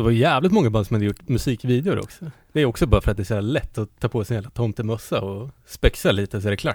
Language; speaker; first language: Swedish; native; Swedish